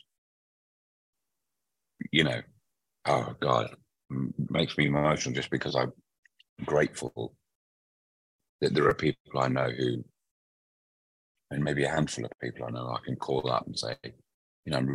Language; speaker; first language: English; native; English